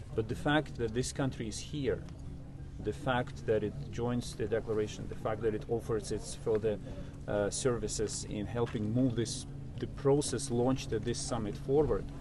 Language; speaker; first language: English; non-native, fluent; Ukrainian